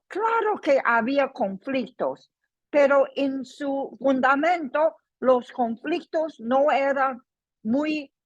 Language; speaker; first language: Spanish; non-native, fluent; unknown